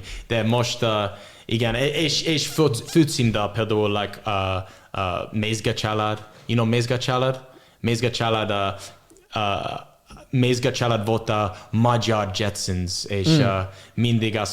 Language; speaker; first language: Hungarian; non-native, learner; English